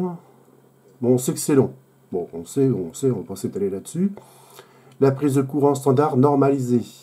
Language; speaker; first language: French; native; French